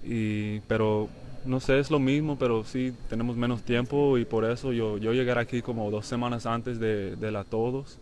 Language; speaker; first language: Spanish; non-native, learner; English